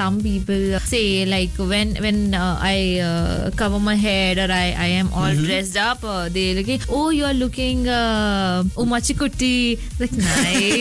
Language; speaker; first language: English; non-native, local second language; Hindi